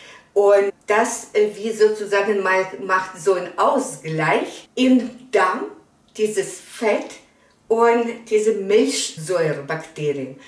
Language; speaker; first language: German; non-native, fluent; Russian